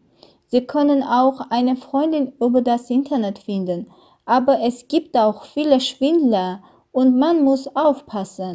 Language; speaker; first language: German; non-native, learner; Armenian